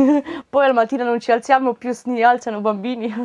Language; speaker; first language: Italian; non-native, fluent; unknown